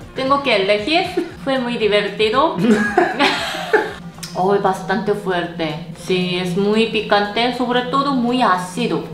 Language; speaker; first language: Spanish; non-native, learner; Korean